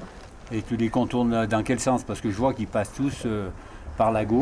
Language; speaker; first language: French; native; French